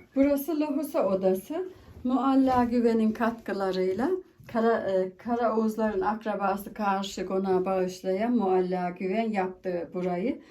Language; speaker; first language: Turkish; native; Turkish